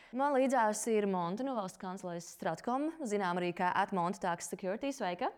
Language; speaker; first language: Latvian; native; Latvian